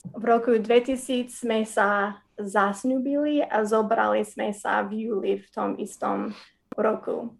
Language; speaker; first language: Slovak; non-native, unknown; English